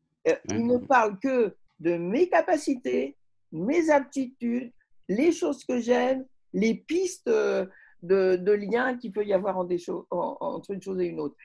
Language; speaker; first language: French; native; French